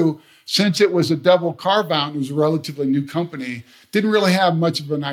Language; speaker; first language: English; native; English